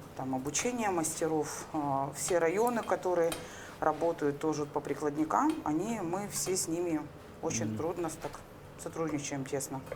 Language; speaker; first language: Russian; native; Russian